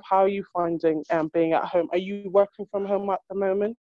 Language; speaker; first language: English; native; English